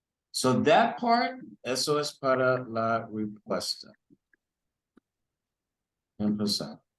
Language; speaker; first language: Spanish; early bilingual, heritage; Spanish